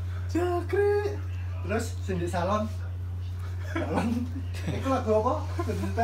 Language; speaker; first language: Indonesian; non-native, local second language; Javanese